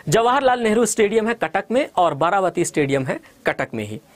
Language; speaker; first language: Hindi; native; Hindi